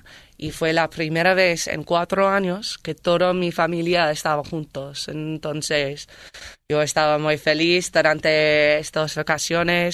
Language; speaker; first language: Spanish; non-native, learner; English